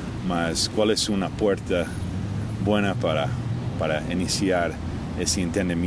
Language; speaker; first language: Spanish; non-native, fluent; English